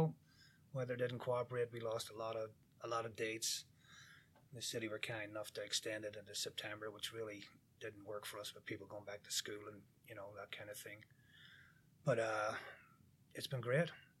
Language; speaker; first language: English; native; English